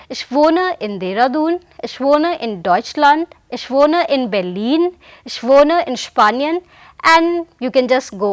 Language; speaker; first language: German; non-native, fluent; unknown